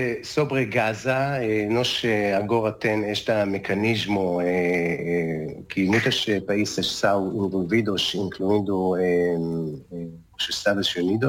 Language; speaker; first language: Portuguese; non-native, learner; Hebrew